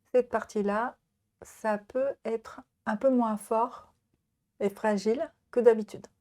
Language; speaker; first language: French; non-native, fluent; Japanese